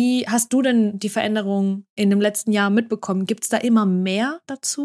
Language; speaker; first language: German; early bilingual, other home language; Russian